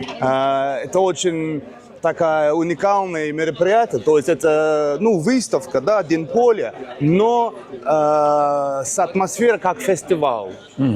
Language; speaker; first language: Russian; non-native, learner; English